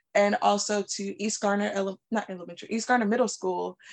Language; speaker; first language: English; native; English